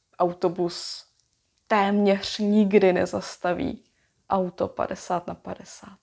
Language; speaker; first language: Czech; native; Czech